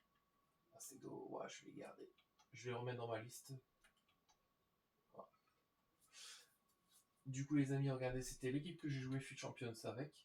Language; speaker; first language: French; native; French